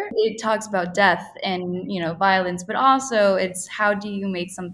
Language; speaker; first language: English; native; English